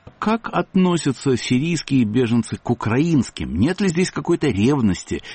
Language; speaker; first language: Russian; native; Russian